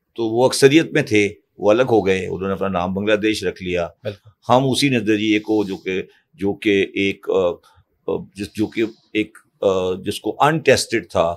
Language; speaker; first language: Urdu; native; Urdu